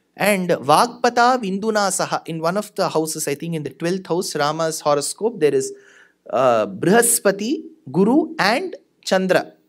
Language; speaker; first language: English; non-native, local second language; Tamil